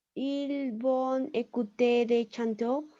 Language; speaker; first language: French; non-native, learner; Spanish